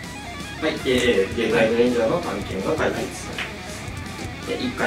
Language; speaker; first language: Japanese; native; Japanese